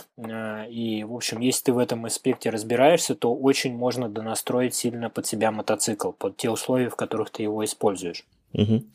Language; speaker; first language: Russian; native; Russian